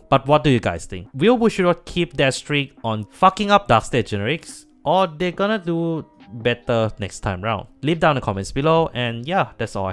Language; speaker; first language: English; non-native, fluent; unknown